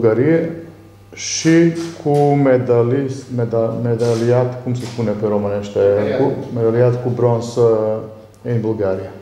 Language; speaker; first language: Romanian; non-native, learner; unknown